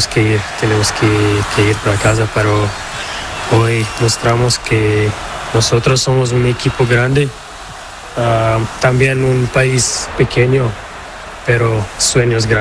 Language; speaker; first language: Spanish; non-native, learner; Portuguese